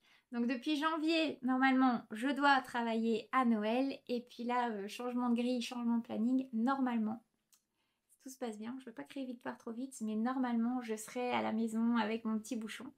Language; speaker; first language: French; native; French